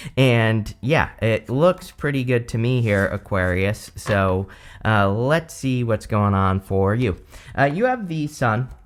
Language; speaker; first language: English; native; English